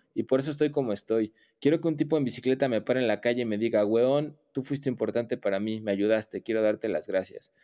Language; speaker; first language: Spanish; native; Spanish